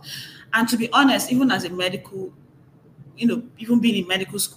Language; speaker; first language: English; non-native, local second language; Igbo